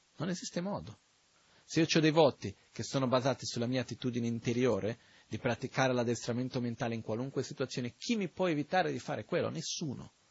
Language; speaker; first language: Italian; non-native, fluent; Portuguese